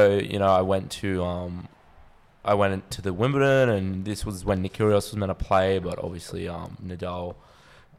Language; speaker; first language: English; native; English